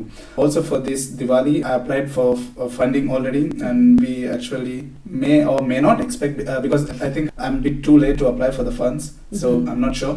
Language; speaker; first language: English; non-native, local second language; Telugu